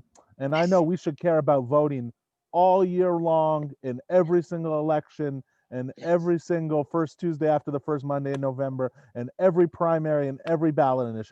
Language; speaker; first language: English; native; English